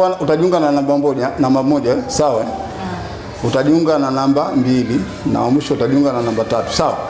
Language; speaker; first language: Swahili; native; Swahili